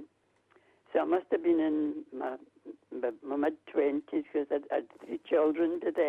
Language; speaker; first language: English; native; English